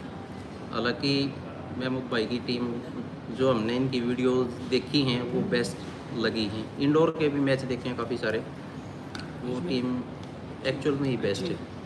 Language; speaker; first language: Hindi; native; Hindi